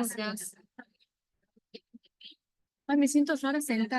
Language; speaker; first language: Spanish; native; Spanish